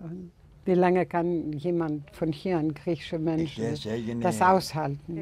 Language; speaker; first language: German; non-native, fluent; Greek